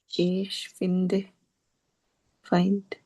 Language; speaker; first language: German; non-native, learner; Filipino